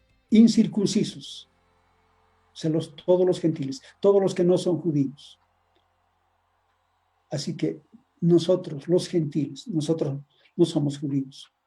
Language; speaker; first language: Spanish; native; Spanish